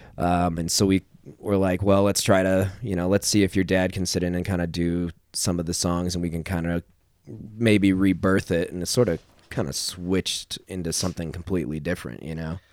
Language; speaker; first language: English; native; English